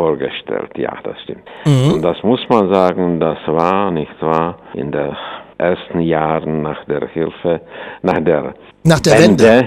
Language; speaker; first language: German; non-native, fluent; Czech